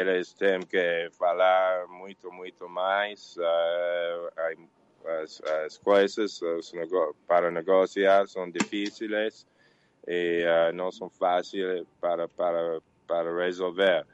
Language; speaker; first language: Portuguese; non-native, learner; English